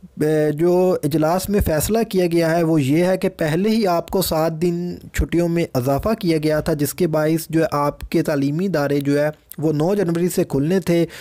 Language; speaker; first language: Urdu; native; Urdu